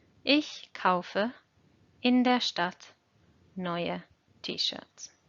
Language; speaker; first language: German; non-native, fluent; English